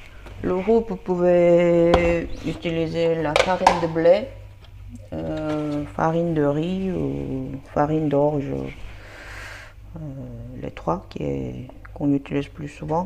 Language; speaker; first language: French; non-native, fluent; Korean